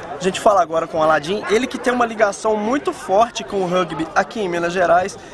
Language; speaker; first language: Portuguese; native; Portuguese